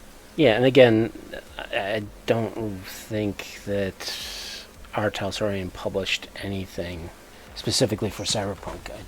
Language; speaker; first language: English; native; English